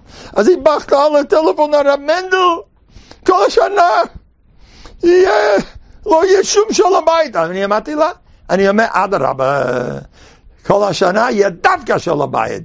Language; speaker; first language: Hebrew; non-native, fluent; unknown